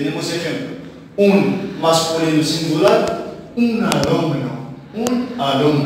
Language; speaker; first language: Spanish; non-native, fluent; Arabic